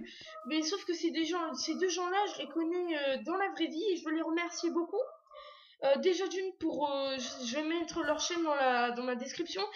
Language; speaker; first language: French; native; French